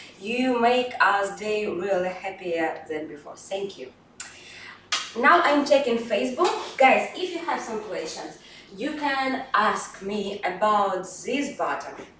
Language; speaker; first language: English; non-native, fluent; Russian